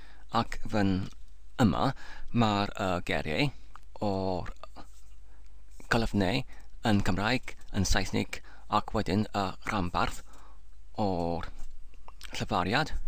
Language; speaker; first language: Welsh; non-native, learner; English